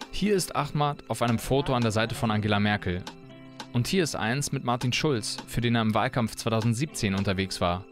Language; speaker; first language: German; native; German